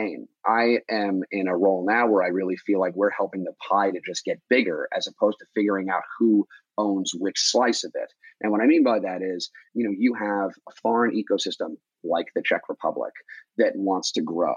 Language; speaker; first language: English; native; English